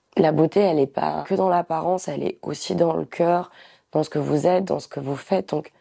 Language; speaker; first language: French; native; French